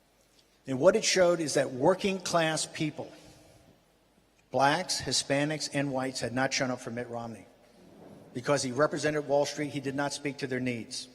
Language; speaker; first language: English; native; English